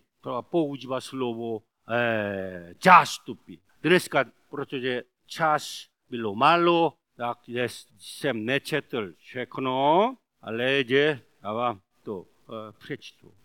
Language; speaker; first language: Czech; non-native, learner; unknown